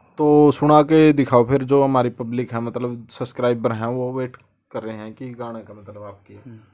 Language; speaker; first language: Hindi; native; Hindi